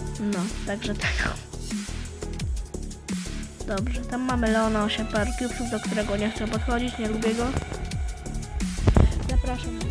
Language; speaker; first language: Polish; native; Polish